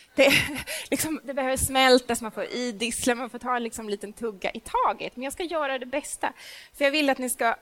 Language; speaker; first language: Swedish; native; Swedish